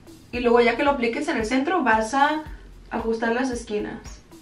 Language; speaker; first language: Spanish; early bilingual, heritage; Spanish